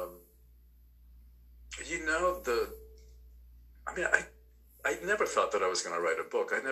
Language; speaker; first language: English; early bilingual, other home language; Spanish